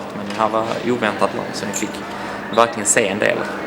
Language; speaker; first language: Swedish; native; Swedish